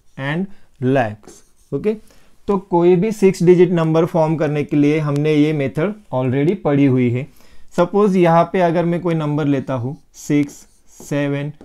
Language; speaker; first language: Hindi; non-native, local second language; Marathi